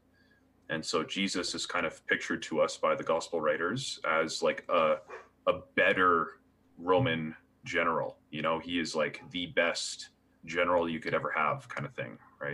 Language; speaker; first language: English; native; English